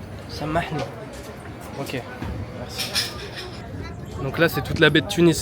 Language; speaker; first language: French; native; French